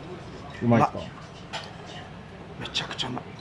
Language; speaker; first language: Japanese; native; Japanese